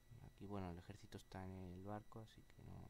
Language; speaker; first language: Spanish; native; Spanish